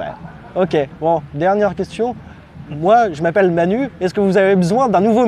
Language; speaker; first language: French; native; French